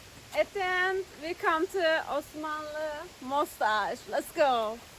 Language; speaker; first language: English; non-native, learner; Turkish